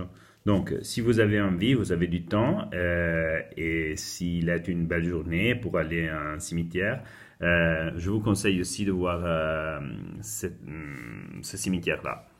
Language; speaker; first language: French; non-native, fluent; Italian